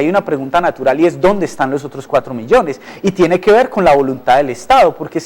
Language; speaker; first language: Spanish; native; Spanish